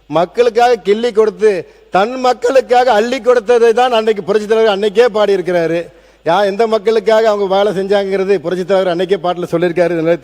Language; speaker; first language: Tamil; native; Tamil